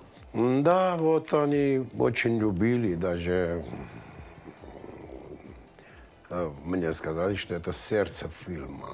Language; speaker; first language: Russian; non-native, local second language; Armenian